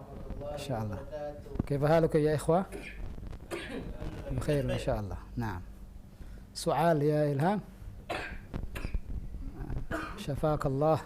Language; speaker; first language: Arabic; non-native, fluent; Indonesian